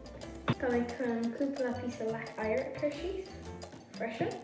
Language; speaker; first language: Irish; non-native, local second language; English